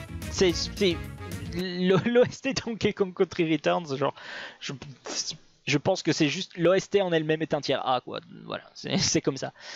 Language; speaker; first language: French; native; French